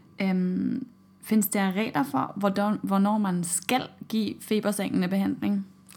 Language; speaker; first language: Danish; non-native, fluent; German